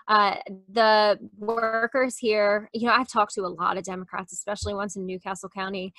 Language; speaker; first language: English; native; English